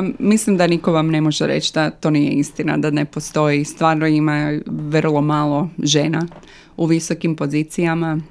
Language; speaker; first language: Croatian; early bilingual, other home language; English